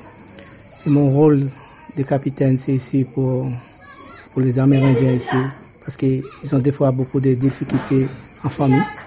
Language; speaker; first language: French; non-native, local second language; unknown